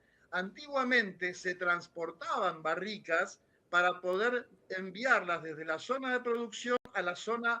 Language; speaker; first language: Spanish; native; Spanish